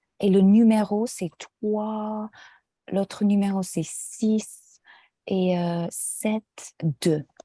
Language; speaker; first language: French; non-native, fluent; English